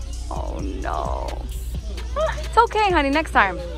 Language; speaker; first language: English; early bilingual, other home language; Spanish